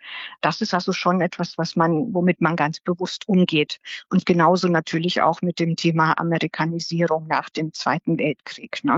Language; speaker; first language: German; native; German